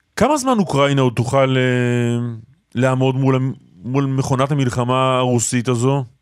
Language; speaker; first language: Hebrew; native; Hebrew